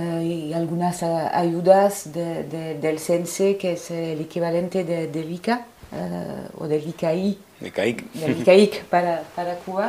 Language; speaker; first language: Spanish; non-native, fluent; French